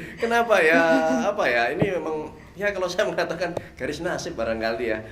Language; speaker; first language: Indonesian; native; Indonesian